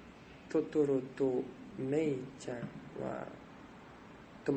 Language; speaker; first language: Japanese; non-native, learner; French